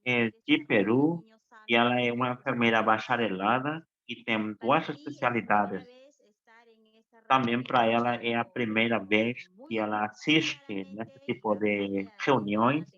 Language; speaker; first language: Portuguese; non-native, fluent; Spanish